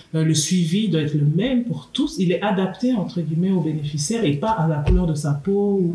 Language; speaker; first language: French; native; French